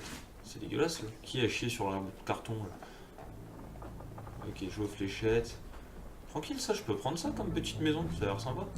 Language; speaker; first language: French; native; French